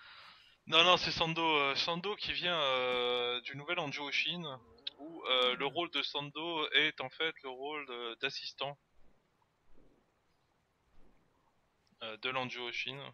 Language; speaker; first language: French; native; French